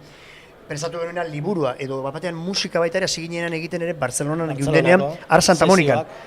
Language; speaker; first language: Basque; native; Basque